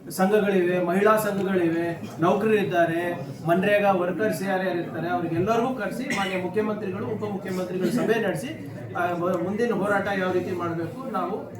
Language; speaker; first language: Kannada; native; Kannada